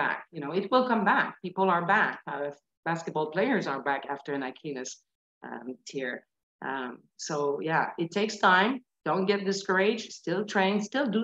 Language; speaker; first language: English; non-native, fluent; French